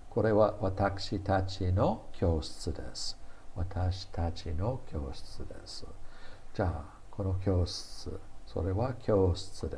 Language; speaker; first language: Japanese; non-native, fluent; English